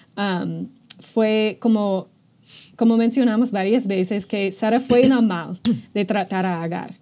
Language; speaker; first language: Spanish; non-native, fluent; English